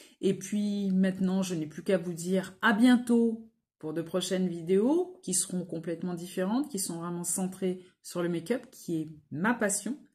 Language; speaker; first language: French; native; French